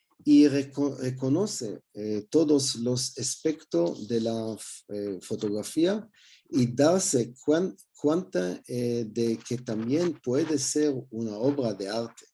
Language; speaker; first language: Spanish; non-native, learner; Hebrew